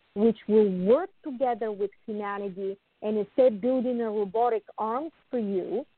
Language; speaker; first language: English; non-native, fluent; Bulgarian